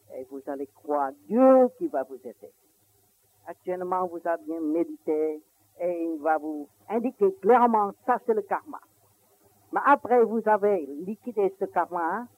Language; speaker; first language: French; non-native, learner; Vietnamese